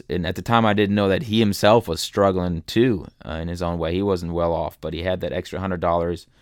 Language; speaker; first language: English; early bilingual, other home language; German